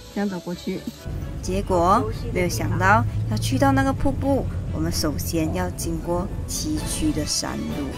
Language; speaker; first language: Chinese; native; Chinese